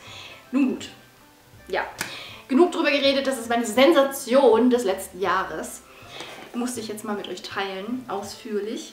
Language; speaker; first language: German; native; German